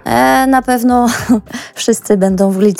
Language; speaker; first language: Polish; non-native, learner; French